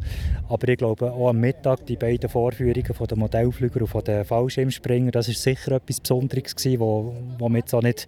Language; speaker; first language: German; native; German